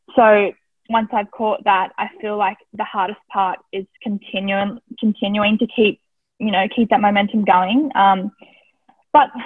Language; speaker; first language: English; native; English